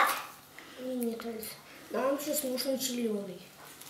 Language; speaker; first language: Russian; native; Russian